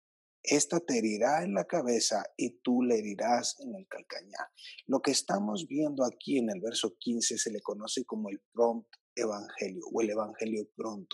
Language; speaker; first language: Spanish; native; Spanish